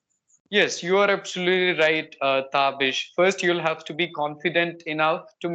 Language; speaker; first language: English; non-native, local second language; Hindi